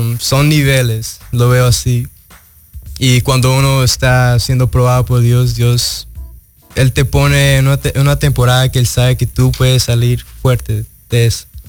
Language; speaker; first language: Spanish; early bilingual, heritage; Spanish